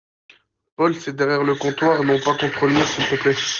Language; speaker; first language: French; native; French